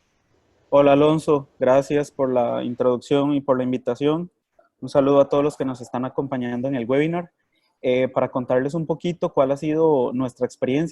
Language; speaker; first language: Spanish; native; Spanish